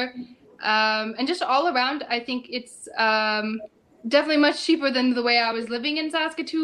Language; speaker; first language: English; native; English